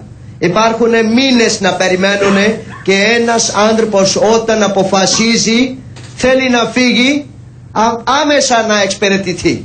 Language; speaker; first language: Greek; non-native, learner; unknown